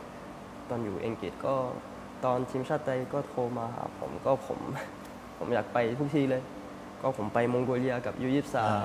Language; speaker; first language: Thai; early bilingual, heritage; Thai